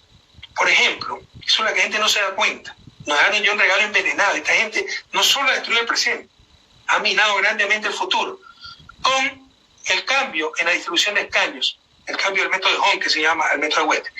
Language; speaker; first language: Spanish; native; Spanish